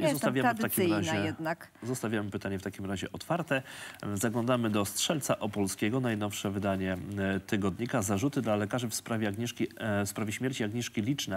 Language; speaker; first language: Polish; native; Polish